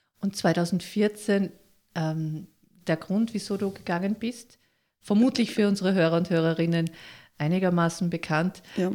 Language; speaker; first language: German; native; German